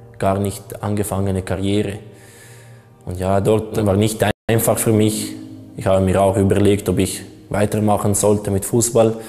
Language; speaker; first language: German; non-native, local second language; Italian